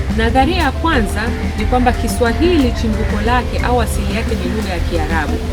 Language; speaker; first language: Swahili; native; Swahili